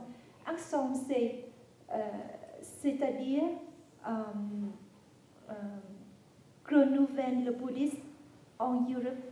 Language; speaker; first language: French; non-native, fluent; Vietnamese